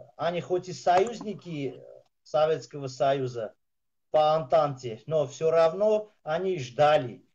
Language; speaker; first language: Russian; non-native, local second language; Armenian